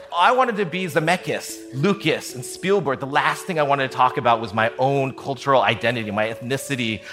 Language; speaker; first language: English; native; English